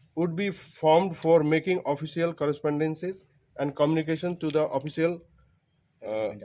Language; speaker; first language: English; non-native, local second language; Nepali